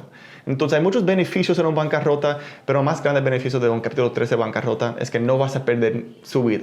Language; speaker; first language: Spanish; early bilingual, heritage; Spanish